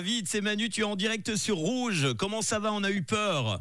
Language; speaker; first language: French; native; French